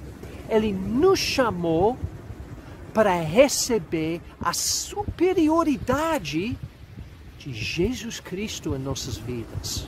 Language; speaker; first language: Portuguese; non-native, fluent; English